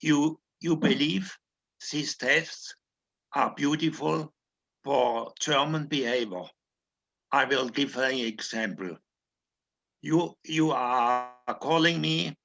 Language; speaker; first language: English; non-native, learner; German